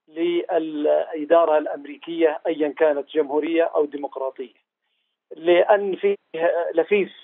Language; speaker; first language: Arabic; native; Arabic